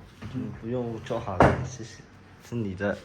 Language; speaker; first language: Chinese; non-native, learner; Khmer